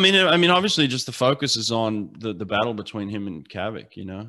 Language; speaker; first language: English; native; English